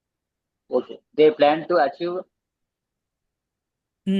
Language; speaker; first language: English; non-native, learner; Telugu